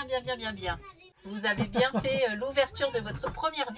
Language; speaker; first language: French; native; French